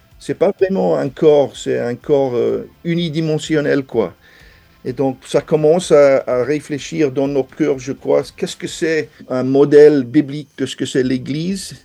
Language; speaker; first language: French; non-native, fluent; English